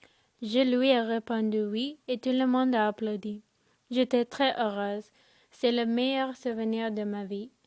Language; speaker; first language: French; non-native, learner; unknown